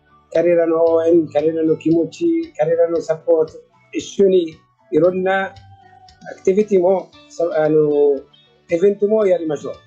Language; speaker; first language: Japanese; non-native, learner; Arabic